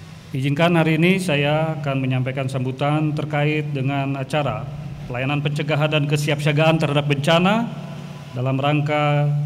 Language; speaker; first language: Indonesian; native; Indonesian